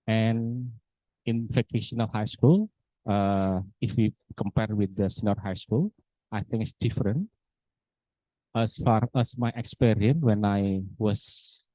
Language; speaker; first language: English; non-native, learner; Indonesian